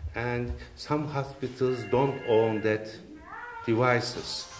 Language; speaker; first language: English; non-native, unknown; Turkish